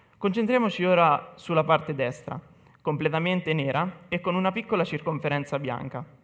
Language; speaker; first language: Italian; native; Italian